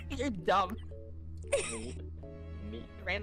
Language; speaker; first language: English; native; English